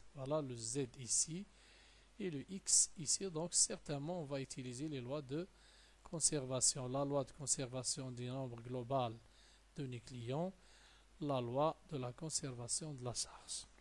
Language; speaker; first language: French; non-native, local second language; Arabic